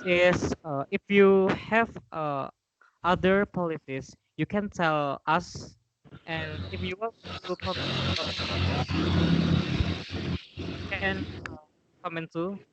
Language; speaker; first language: English; non-native, learner; Indonesian